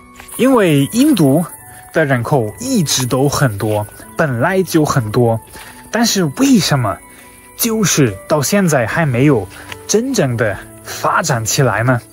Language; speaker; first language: Chinese; non-native, fluent; German